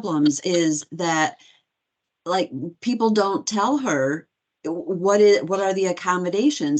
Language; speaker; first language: English; native; English